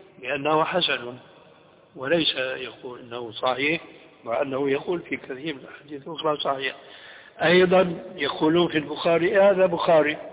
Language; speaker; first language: Arabic; early bilingual, other home language; Albanian